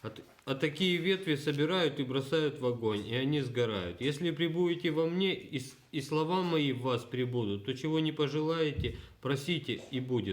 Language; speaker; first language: Russian; native; Russian